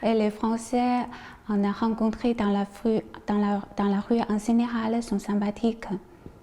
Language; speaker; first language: French; non-native, learner; Chinese